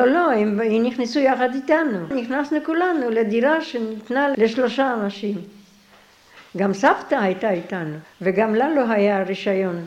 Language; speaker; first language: Hebrew; non-native, fluent; Polish